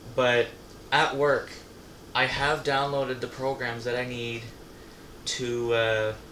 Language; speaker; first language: English; native; English